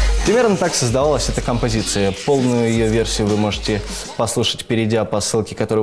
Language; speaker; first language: Russian; native; Russian